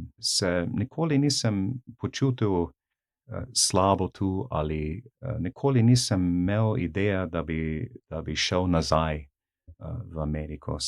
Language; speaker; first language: Slovenian; non-native, fluent; English